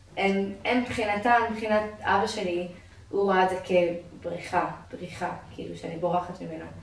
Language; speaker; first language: Hebrew; non-native, fluent; English